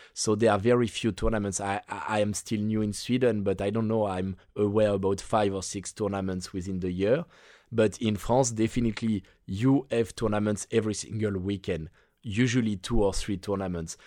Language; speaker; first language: English; non-native, fluent; French